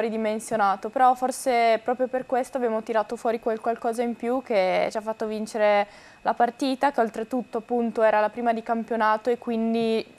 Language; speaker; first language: Italian; native; Italian